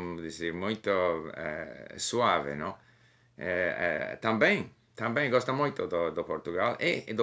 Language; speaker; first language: Portuguese; non-native, learner; English